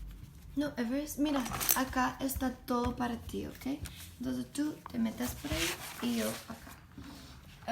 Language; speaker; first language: Spanish; non-native, learner; English